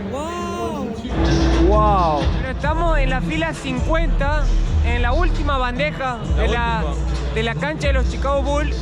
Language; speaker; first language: Spanish; native; Spanish